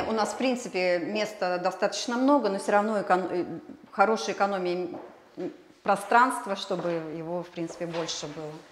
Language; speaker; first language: Russian; native; Russian